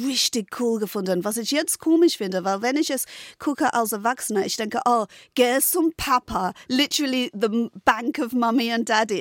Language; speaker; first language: German; non-native, fluent; English